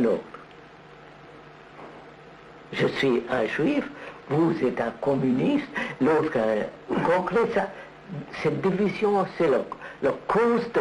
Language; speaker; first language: French; non-native, learner; Telugu